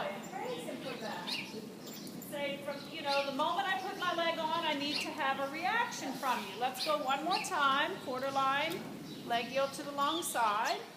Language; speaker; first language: English; native; English